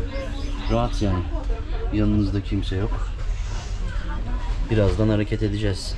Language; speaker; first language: Turkish; native; Turkish